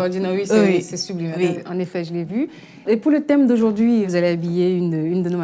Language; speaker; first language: French; native; French